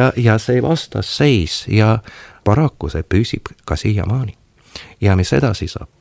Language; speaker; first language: Estonian; non-native, local second language; Russian